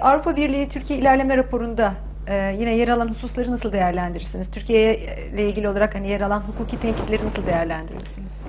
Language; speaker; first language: Turkish; native; Turkish